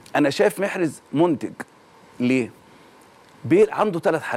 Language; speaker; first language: Arabic; native; Arabic